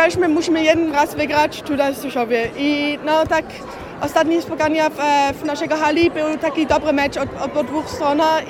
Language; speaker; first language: Polish; early bilingual, heritage; Polish